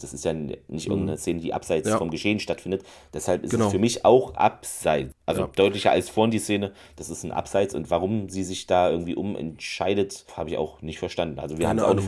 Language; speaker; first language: German; native; German